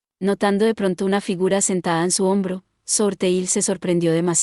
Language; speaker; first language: Spanish; native; Spanish